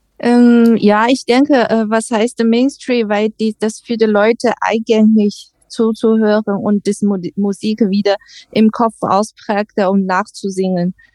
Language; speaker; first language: German; non-native, learner; Chinese